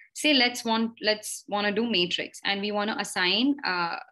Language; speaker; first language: English; non-native, local second language; Hindi